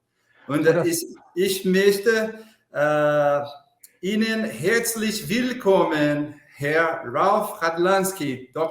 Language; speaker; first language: German; non-native, learner; Portuguese